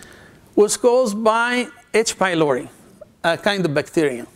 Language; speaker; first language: English; non-native, fluent; Arabic